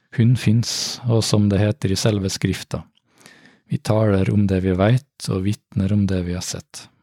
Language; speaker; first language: Norwegian; native; Norwegian